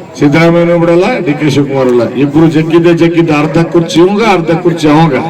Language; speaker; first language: Kannada; native; Kannada